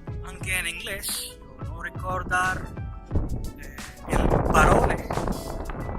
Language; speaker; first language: Italian; non-native, learner; Tamil